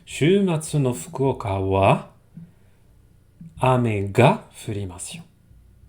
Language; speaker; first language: Japanese; non-native, fluent; French